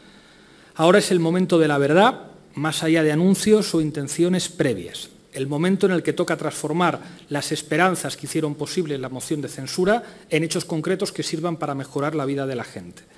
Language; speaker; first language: Spanish; native; Spanish